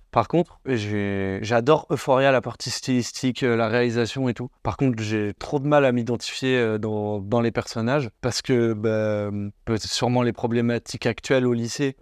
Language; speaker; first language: French; native; French